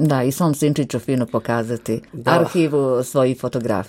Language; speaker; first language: Serbian; native; Serbian